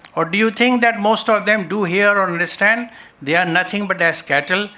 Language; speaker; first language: English; non-native, local second language; Urdu